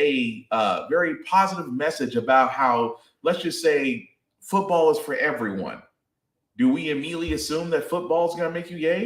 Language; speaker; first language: English; native; English